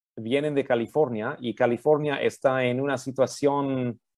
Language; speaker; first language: Spanish; early bilingual, heritage; Spanish